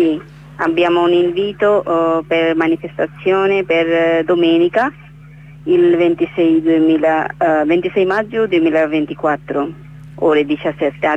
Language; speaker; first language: Italian; non-native, learner; Bangla